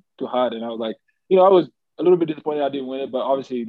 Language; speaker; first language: English; native; English